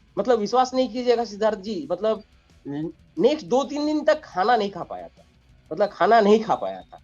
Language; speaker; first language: Hindi; non-native, local second language; Bangla